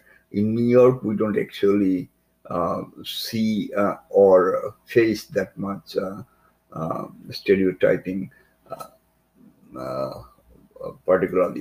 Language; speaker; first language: English; non-native, local second language; Bangla